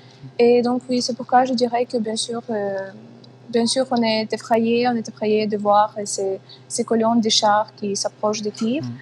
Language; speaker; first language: French; non-native, fluent; Ukrainian